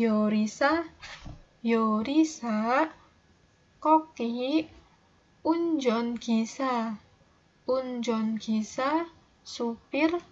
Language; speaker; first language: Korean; non-native, learner; Indonesian